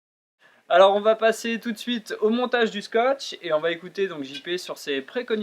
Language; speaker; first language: French; native; French